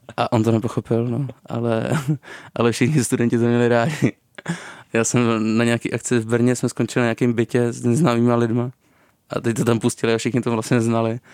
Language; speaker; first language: Czech; native; Czech